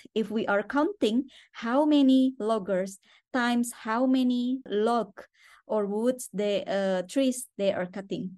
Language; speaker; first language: English; non-native, fluent; Indonesian